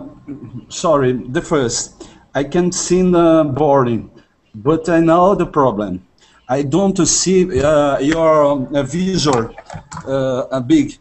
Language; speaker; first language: English; non-native, learner; Russian